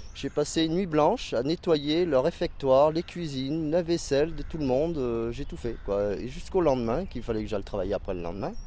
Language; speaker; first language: French; native; French